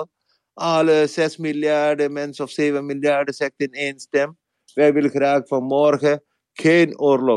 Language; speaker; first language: Dutch; non-native, learner; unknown